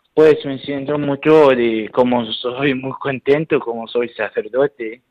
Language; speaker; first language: Spanish; non-native, learner; Arabic